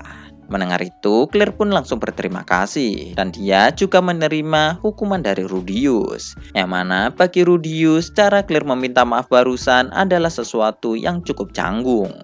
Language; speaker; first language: Indonesian; native; Indonesian